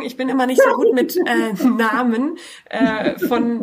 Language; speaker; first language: German; native; German